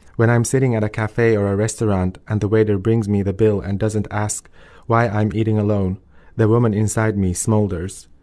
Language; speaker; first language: English; early bilingual, other home language; Albanian